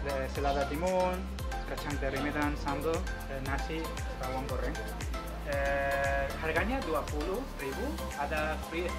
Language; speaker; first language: Indonesian; non-native, learner; Spanish